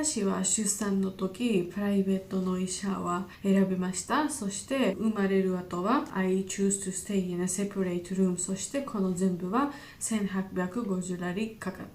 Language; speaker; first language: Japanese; non-native, learner; Georgian